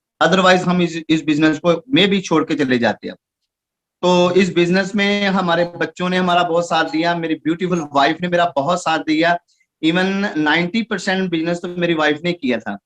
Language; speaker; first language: Hindi; non-native, local second language; Punjabi